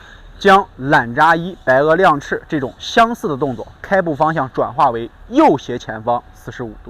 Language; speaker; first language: Chinese; native; Chinese